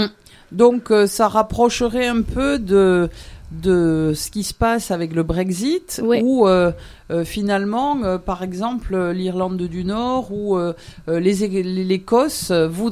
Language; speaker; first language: French; native; French